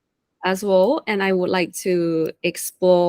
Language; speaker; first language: English; non-native, fluent; Thai